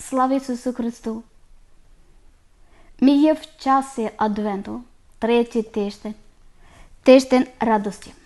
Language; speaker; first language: Ukrainian; non-native, learner; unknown